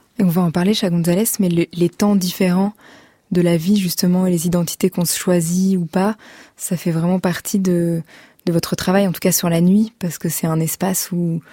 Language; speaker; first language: French; native; French